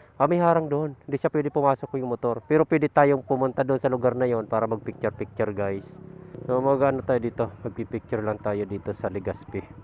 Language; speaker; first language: Filipino; native; Filipino